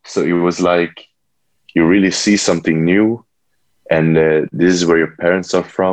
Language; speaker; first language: English; non-native, fluent; Swedish